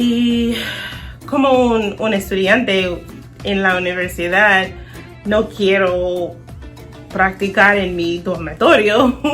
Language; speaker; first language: Spanish; non-native, learner; English